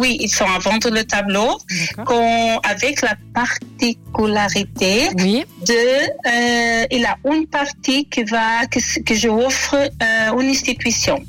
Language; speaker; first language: French; non-native, fluent; Portuguese